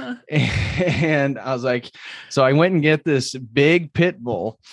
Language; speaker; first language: English; native; English